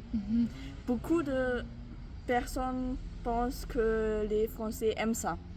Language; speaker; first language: French; non-native, learner; German